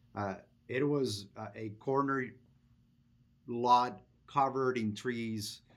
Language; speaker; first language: English; non-native, fluent; Spanish